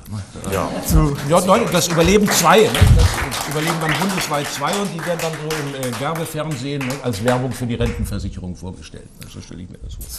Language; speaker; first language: German; native; German